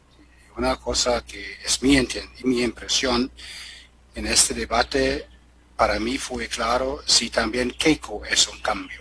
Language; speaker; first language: Spanish; non-native, fluent; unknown